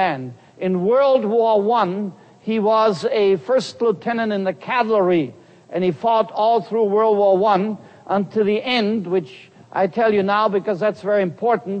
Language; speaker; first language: English; non-native, fluent; German